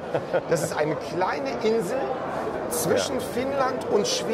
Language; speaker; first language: German; native; German